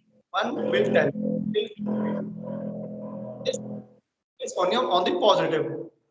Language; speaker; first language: English; non-native, local second language; Hindi